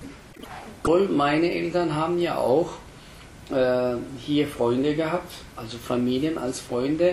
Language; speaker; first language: German; early bilingual, other home language; Turkish